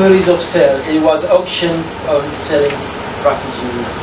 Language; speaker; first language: English; non-native, learner; Arabic